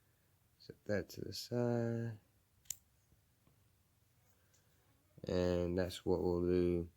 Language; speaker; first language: English; native; English